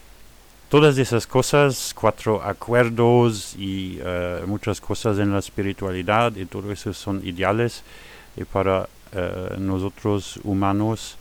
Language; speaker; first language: Spanish; non-native, fluent; German